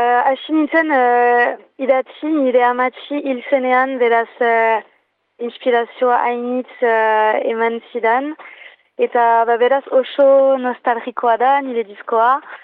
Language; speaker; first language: Basque; non-native, learner; French